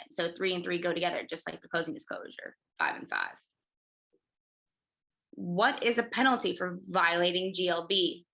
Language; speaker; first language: English; native; English